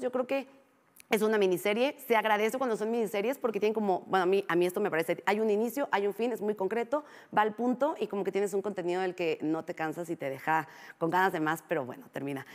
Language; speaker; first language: Spanish; native; Spanish